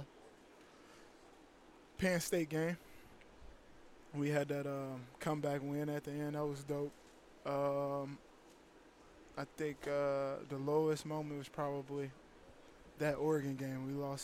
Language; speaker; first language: English; native; English